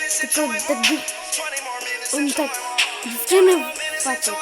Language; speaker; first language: Polish; early bilingual, heritage; Polish